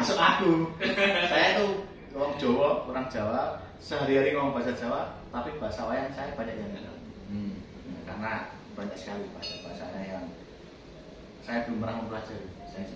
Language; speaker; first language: Indonesian; non-native, local second language; Javanese